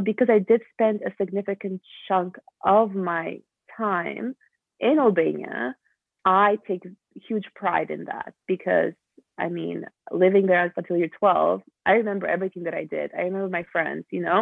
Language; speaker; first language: English; early bilingual, other home language; Albanian